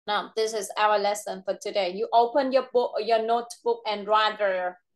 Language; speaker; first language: English; non-native, fluent; Vietnamese